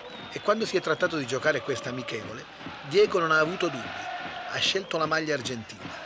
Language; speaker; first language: Italian; native; Italian